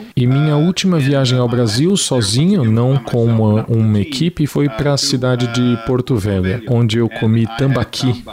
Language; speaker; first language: Portuguese; non-native, fluent; English